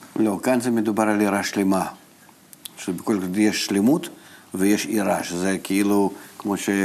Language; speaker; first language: Hebrew; non-native, fluent; Russian